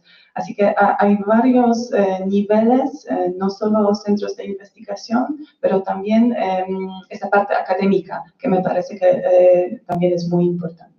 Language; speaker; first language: Spanish; non-native, fluent; Polish